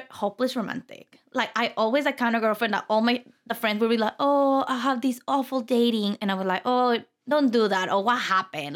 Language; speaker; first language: English; non-native, fluent; Spanish